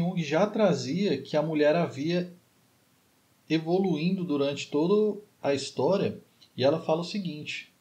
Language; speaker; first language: Portuguese; native; Portuguese